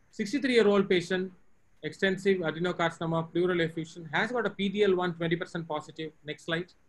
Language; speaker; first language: English; non-native, local second language; Tamil